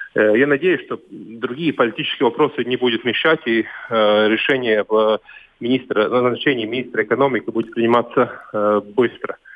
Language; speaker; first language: Russian; non-native, local second language; Latvian